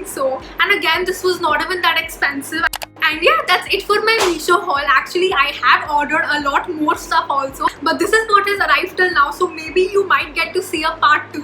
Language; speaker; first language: English; non-native, local second language; Hindi